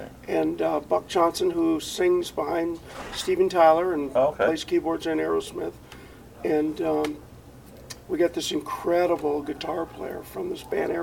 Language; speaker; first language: English; native; English